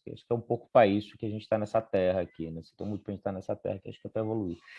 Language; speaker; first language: Portuguese; native; Portuguese